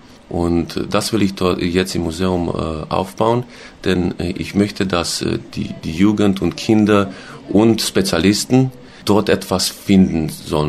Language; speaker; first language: German; non-native, local second language; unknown